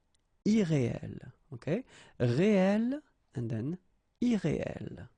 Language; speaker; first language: French; native; French